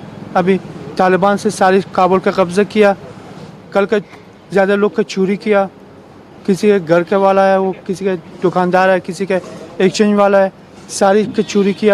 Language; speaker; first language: Hindi; non-native, learner; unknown